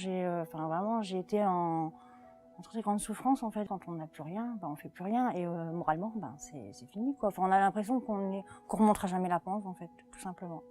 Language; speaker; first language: French; native; French